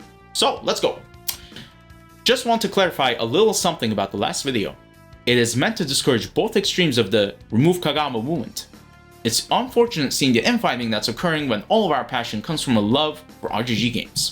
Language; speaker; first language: English; native; English